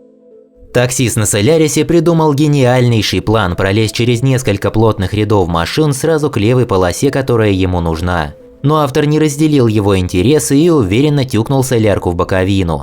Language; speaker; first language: Russian; native; Russian